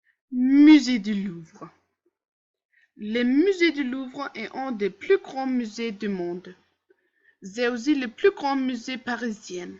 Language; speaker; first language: French; non-native, learner; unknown